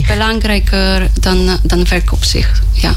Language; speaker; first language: Dutch; non-native, learner; Polish